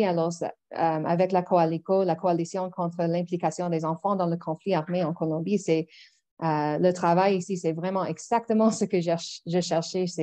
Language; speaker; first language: French; non-native, local second language; English